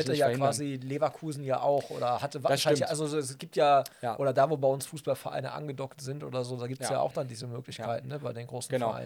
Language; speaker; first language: German; native; German